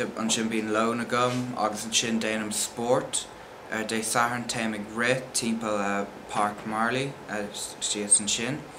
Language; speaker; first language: Irish; non-native, local second language; English